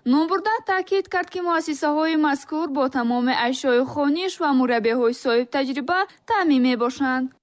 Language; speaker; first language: Tajik; non-native, local second language; Shughni